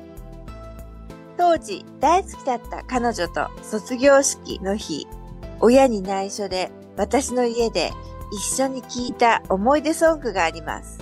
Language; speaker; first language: Japanese; native; Japanese